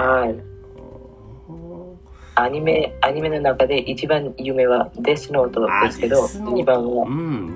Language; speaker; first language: Japanese; non-native, learner; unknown